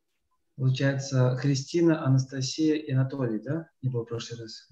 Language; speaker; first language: Russian; native; Russian